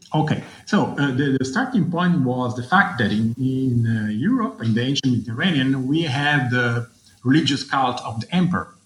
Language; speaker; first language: English; non-native, fluent; Italian